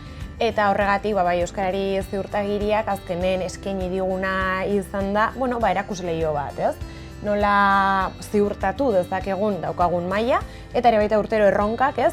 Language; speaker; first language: Basque; native; Basque